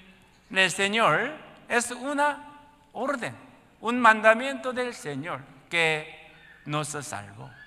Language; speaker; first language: Spanish; non-native, learner; Korean